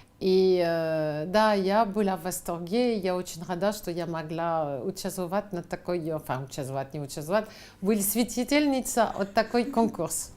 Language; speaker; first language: Russian; non-native, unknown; French